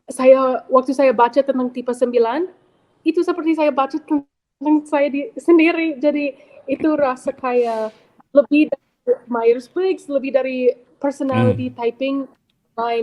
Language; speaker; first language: Indonesian; non-native, fluent; English